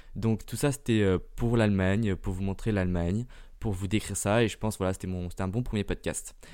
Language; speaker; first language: French; early bilingual, heritage; French